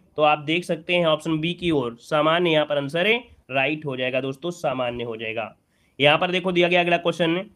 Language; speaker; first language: Hindi; native; Hindi